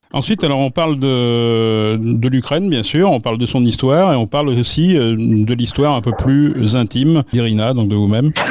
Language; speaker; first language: French; native; French